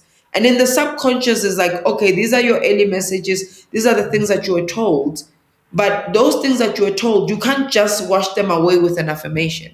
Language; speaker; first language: English; non-native, local second language; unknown